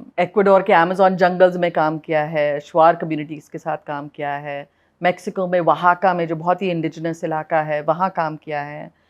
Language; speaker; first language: Hindi; native; Hindi